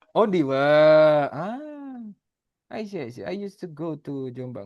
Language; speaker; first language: English; non-native, fluent; Indonesian